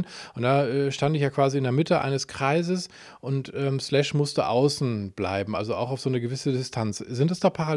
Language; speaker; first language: German; native; German